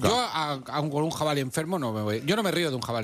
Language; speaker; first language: Spanish; native; Spanish